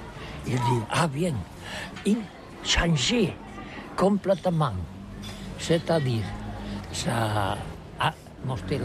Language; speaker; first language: French; non-native, learner; Catalan